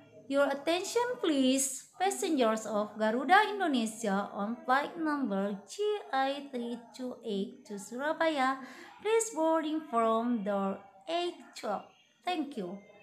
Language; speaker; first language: English; non-native, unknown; Indonesian